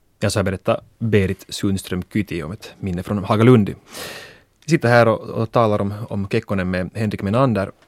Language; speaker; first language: Swedish; native; Swedish